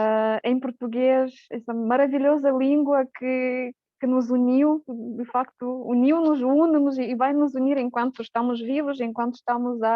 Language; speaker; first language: Portuguese; non-native, fluent; Romanian